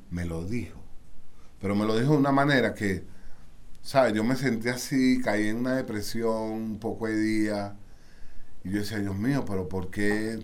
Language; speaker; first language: Spanish; native; Spanish